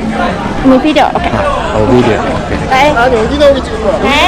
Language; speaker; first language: Korean; non-native, learner; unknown